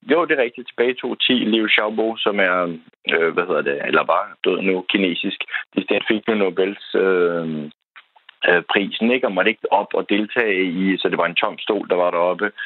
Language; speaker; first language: Danish; native; Danish